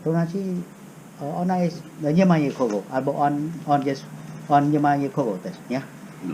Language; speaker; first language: Polish; non-native, fluent; Khmer